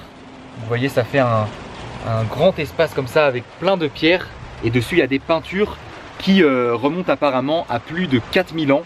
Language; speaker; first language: French; native; French